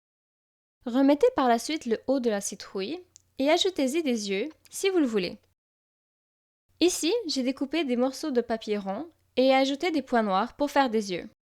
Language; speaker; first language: French; native; French